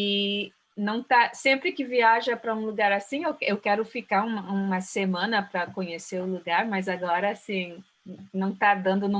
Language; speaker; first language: Portuguese; early bilingual, heritage; Portuguese